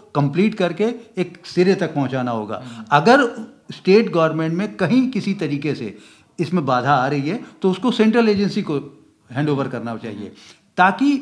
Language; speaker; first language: Hindi; native; Hindi